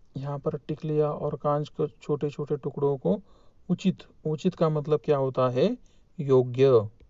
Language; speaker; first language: Hindi; non-native, local second language; Marathi